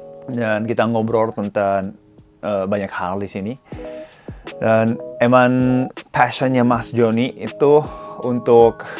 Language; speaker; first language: Indonesian; non-native, fluent; Japanese